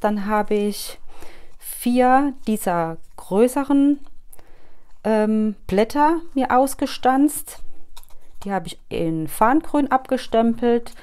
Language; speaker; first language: German; native; German